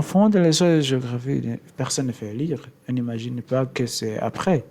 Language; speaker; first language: French; non-native, learner; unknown